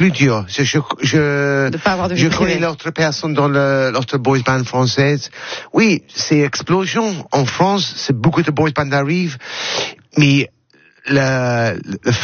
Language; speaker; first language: French; non-native, learner; English